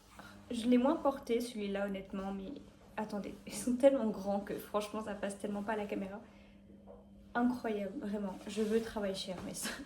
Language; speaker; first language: French; native; French